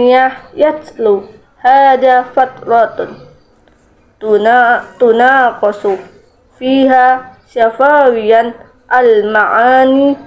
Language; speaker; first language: Arabic; non-native, learner; Indonesian